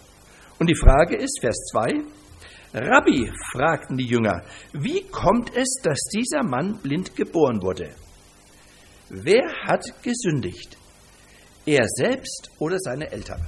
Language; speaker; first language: German; native; German